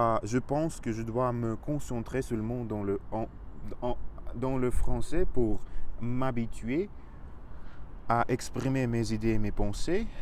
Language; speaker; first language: French; non-native, fluent; Russian